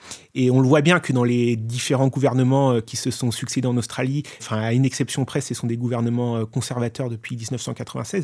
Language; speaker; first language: French; native; French